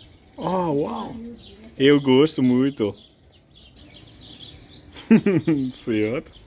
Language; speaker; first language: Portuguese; non-native, learner; French